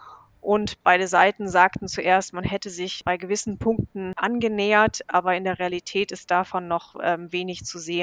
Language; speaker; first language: German; native; German